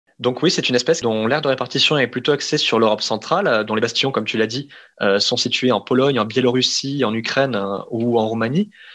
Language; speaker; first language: French; native; French